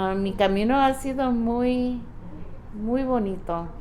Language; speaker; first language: Spanish; early bilingual, heritage; Spanish